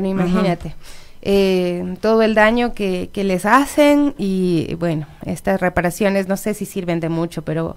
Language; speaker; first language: Spanish; native; Spanish